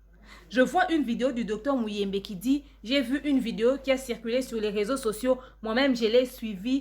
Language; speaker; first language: French; non-native, local second language; Lingala